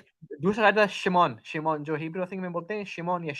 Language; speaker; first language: Hindi; non-native, learner; Urdu